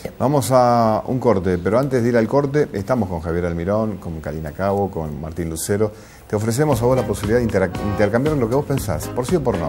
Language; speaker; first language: Spanish; native; Spanish